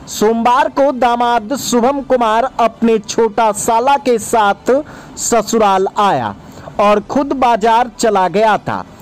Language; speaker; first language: Hindi; native; Hindi